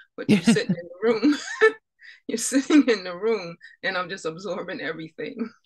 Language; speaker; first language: English; native; English